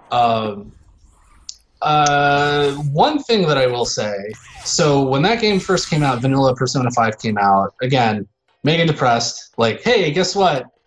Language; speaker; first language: English; native; English